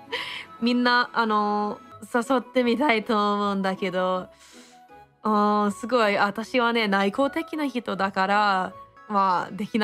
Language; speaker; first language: Japanese; non-native, fluent; English